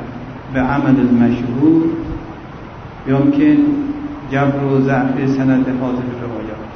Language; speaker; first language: Arabic; non-native, fluent; Persian